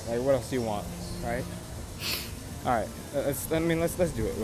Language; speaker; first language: English; native; English